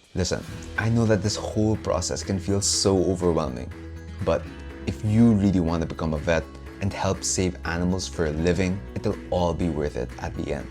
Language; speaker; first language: English; non-native, local second language; Filipino